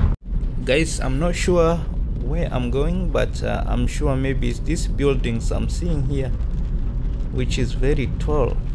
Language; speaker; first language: English; non-native, fluent; Rundi